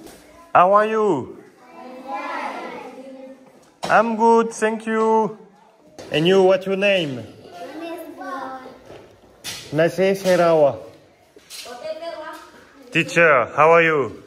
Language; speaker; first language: English; non-native, learner; French